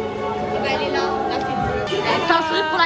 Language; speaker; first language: French; native; French